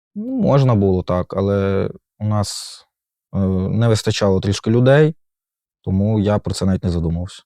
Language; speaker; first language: Ukrainian; native; Ukrainian